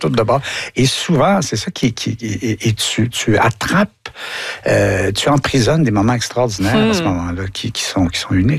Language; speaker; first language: French; native; French